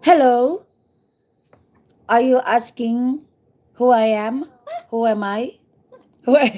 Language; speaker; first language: English; non-native, learner; Filipino